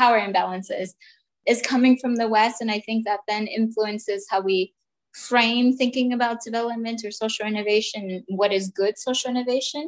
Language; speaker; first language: English; native; English